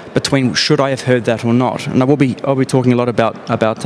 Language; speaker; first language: English; native; English